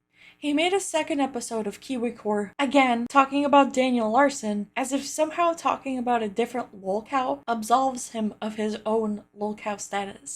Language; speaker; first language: English; native; English